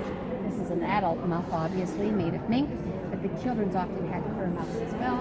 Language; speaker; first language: English; native; English